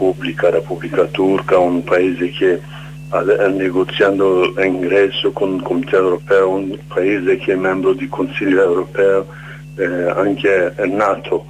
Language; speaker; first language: Italian; non-native, learner; Kurdish